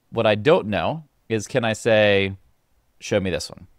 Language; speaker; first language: English; native; English